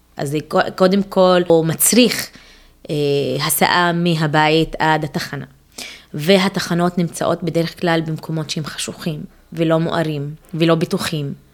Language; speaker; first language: Hebrew; non-native, local second language; Arabic